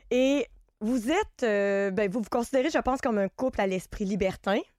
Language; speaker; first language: French; native; French